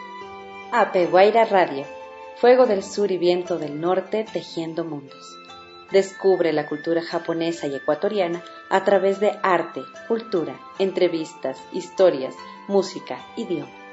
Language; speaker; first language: Spanish; native; Spanish